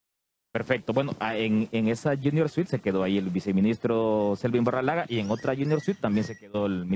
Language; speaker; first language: Spanish; native; Spanish